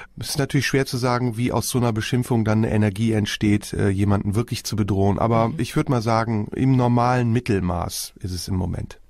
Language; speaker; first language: German; early bilingual, other home language; Turkish